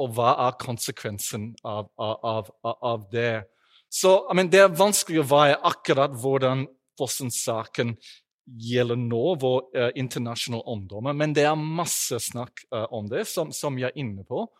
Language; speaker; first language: Norwegian; non-native, fluent; English